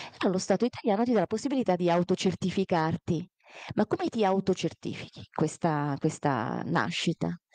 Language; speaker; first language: Italian; early bilingual, other home language; Amharic